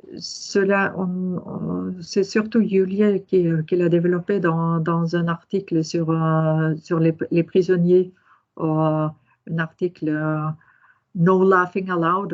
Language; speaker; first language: French; non-native, fluent; Norwegian